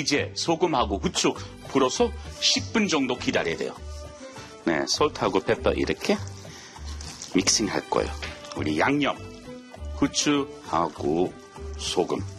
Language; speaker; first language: Korean; non-native, learner; English